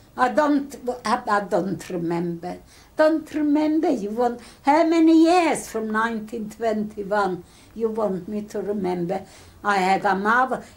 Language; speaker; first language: English; early bilingual, other home language; Polish